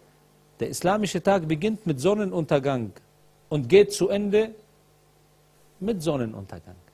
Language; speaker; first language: German; non-native, fluent; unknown